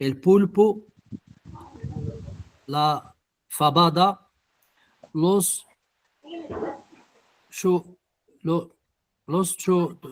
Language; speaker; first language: Spanish; non-native, learner; Arabic